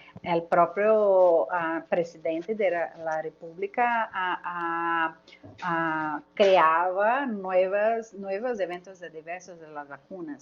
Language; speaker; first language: Spanish; non-native, learner; Portuguese